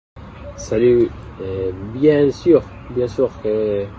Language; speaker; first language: French; non-native, fluent; Spanish